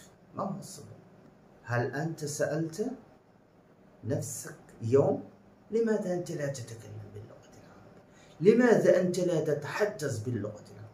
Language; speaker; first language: Arabic; non-native, fluent; Bangla